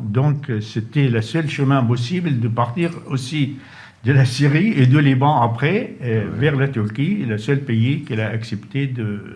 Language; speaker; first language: French; non-native, fluent; Arabic